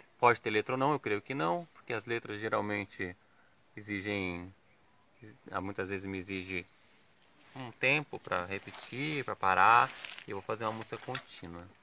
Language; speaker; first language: Portuguese; native; Portuguese